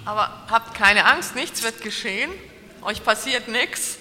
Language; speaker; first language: German; native; German